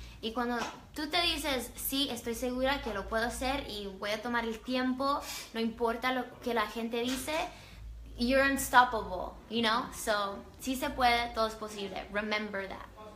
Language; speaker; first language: Spanish; early bilingual, other home language; English